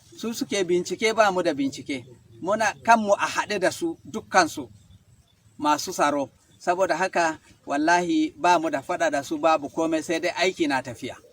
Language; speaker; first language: Hausa; non-native, local second language; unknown